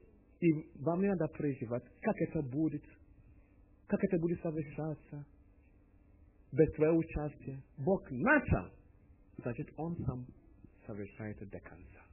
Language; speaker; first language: Russian; non-native, learner; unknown